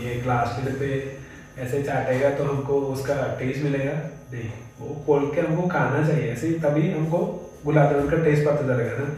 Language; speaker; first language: Hindi; non-native, fluent; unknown